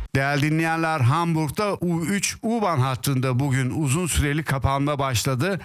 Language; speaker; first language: Turkish; early bilingual, heritage; Turkish